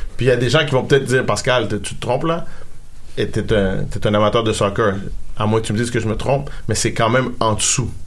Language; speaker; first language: French; native; French